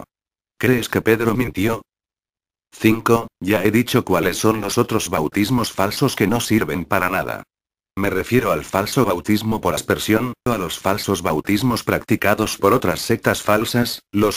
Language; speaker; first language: Spanish; native; Spanish